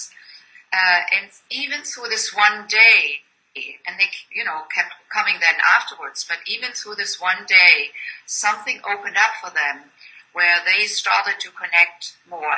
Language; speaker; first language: English; non-native, fluent; German